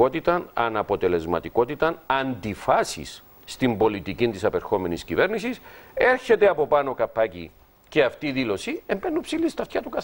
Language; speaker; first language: Greek; native; Greek